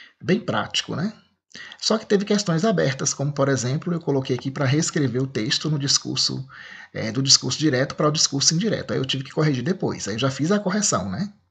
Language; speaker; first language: Portuguese; native; Portuguese